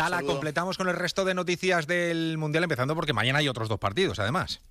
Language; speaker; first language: Spanish; native; Spanish